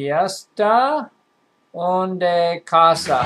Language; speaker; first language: Spanish; non-native, learner; English